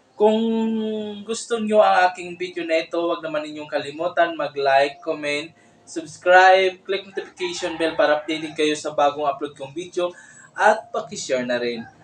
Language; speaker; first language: Filipino; non-native, local second language; Surigaonon